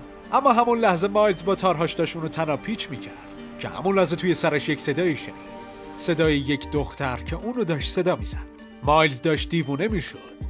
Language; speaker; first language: Persian; native; Persian